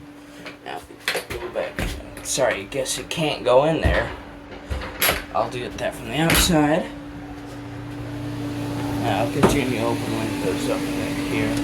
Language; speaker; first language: English; native; English